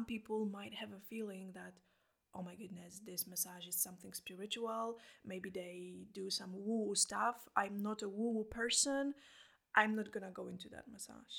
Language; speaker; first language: English; non-native, fluent; Polish